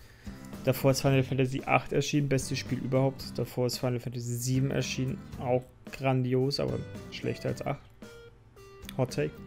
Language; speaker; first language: German; native; German